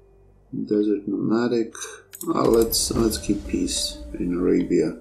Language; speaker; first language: English; non-native, fluent; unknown